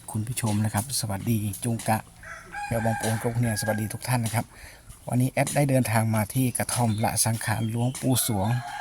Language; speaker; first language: Thai; native; Thai